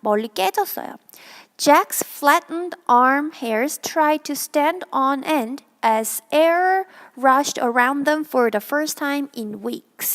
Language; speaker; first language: English; non-native, fluent; Korean